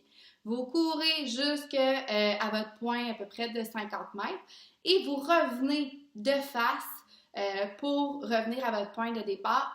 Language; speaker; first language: French; native; French